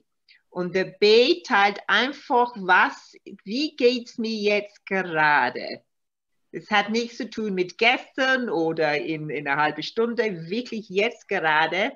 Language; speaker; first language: German; non-native, learner; Maltese